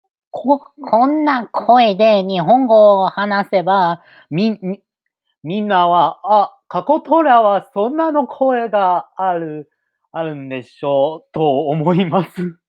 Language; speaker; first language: Japanese; non-native, learner; English